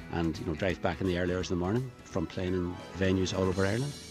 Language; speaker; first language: English; native; English